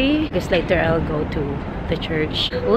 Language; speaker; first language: English; non-native, local second language; Filipino